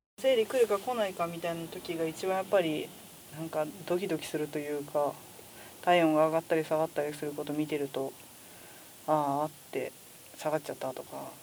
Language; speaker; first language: Japanese; native; Japanese